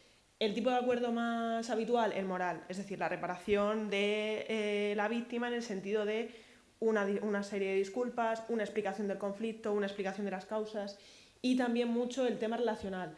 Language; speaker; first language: Spanish; native; Spanish